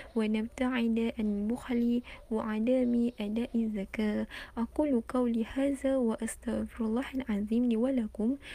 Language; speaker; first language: Arabic; non-native, learner; Malay